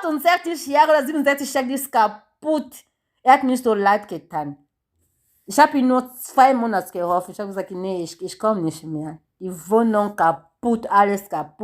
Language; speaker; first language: German; non-native, learner; Lingala